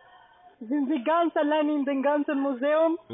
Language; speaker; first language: German; non-native, learner; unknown